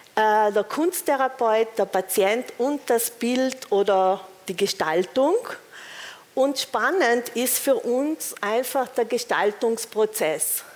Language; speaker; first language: German; native; German